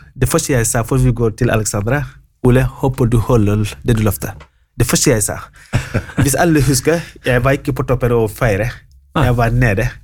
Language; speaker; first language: Norwegian; non-native, fluent; Wolof